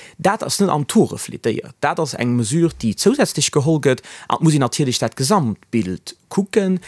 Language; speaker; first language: Luxembourgish; native; Luxembourgish